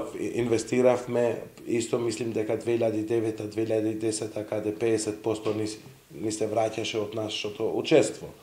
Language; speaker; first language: Macedonian; non-native, local second language; Serbian